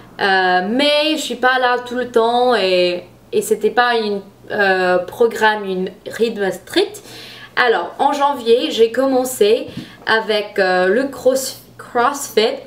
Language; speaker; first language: French; non-native, fluent; English